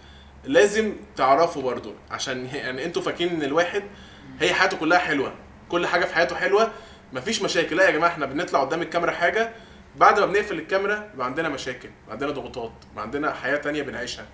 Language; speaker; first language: Arabic; native; Arabic